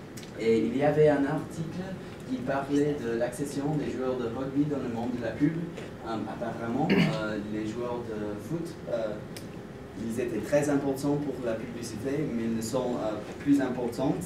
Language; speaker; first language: French; non-native, learner; English